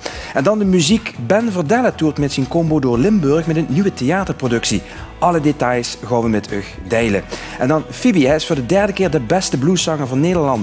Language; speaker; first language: Dutch; native; Dutch